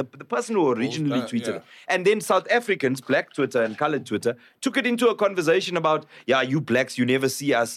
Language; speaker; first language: English; non-native, local second language; Zulu